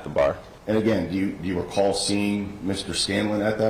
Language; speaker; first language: English; native; English